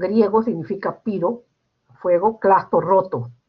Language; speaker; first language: Spanish; native; Spanish